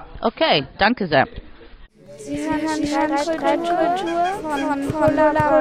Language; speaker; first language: German; non-native, learner; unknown